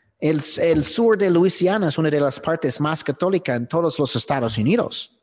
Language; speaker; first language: Spanish; non-native, fluent; English